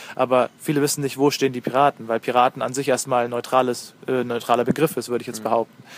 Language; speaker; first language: German; native; German